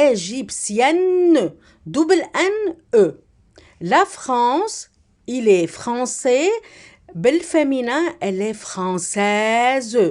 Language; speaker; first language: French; non-native, fluent; Arabic